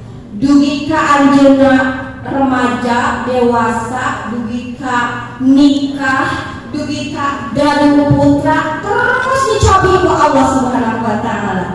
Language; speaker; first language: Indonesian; non-native, local second language; Sundanese